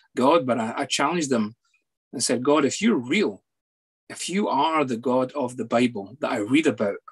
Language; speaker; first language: English; native; English